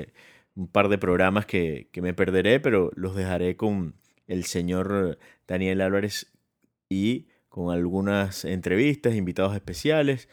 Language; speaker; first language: Spanish; native; Spanish